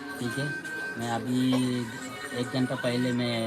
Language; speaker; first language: Hindi; non-native, learner; Bangla